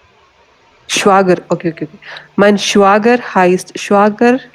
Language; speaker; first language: German; non-native, learner; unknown